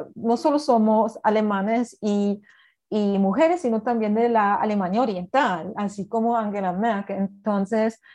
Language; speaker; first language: Spanish; non-native, fluent; German